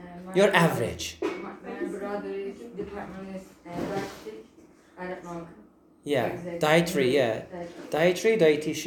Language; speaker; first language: English; non-native, fluent; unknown